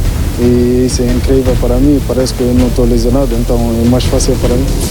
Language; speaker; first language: Portuguese; non-native, fluent; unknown